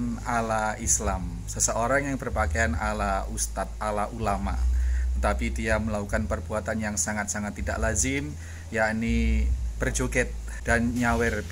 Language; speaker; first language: Indonesian; native; Indonesian